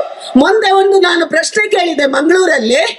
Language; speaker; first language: Kannada; native; Kannada